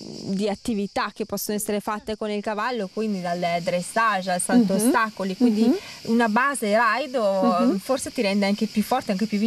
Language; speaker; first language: Italian; native; Italian